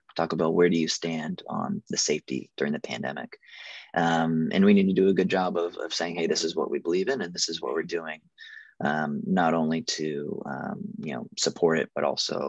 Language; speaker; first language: English; native; English